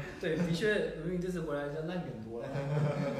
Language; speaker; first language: Chinese; native; Chinese